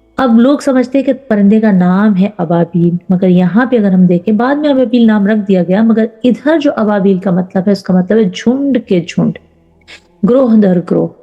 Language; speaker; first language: Urdu; native; Urdu